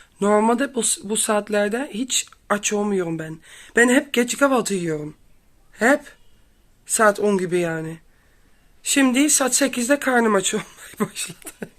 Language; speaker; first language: Turkish; non-native, learner; Dutch